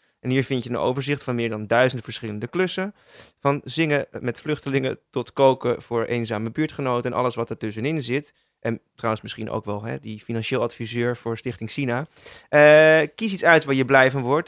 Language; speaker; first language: Dutch; native; Dutch